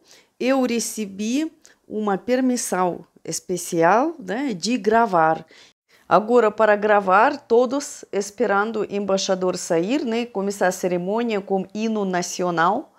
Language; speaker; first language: Portuguese; non-native, fluent; Russian